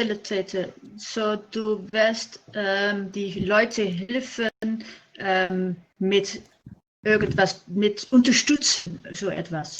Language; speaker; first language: German; non-native, learner; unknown